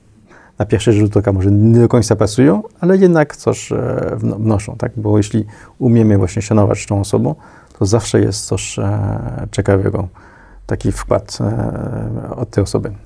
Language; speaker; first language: Polish; non-native, fluent; French